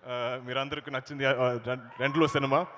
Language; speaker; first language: Telugu; non-native, learner; Malayalam